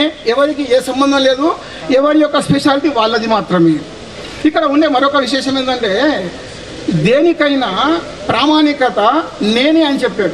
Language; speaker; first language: Telugu; native; Telugu